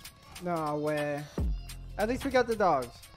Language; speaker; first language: English; native; English